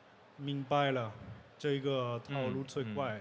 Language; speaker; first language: Chinese; non-native, learner; French